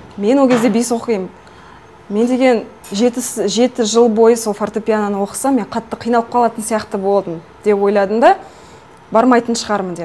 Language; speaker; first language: Kazakh; non-native, local second language; Russian